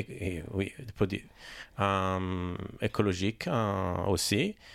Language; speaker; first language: French; non-native, learner; Italian